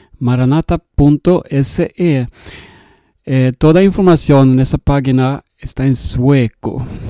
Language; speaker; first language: Spanish; non-native, fluent; Swedish